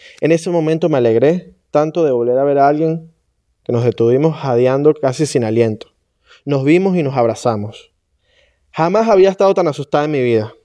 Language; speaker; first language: Spanish; native; Spanish